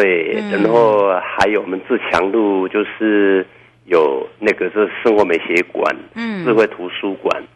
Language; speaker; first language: Chinese; native; Chinese